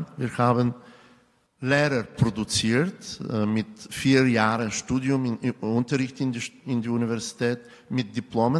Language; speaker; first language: German; non-native, fluent; Bulgarian